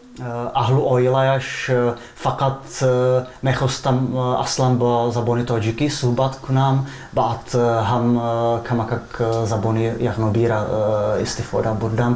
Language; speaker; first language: Persian; non-native, fluent; Czech